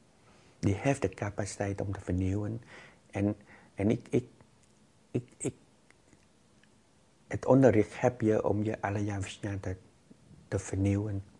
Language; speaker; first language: Dutch; non-native, fluent; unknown